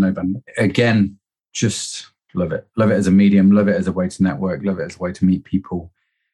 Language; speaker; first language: English; native; English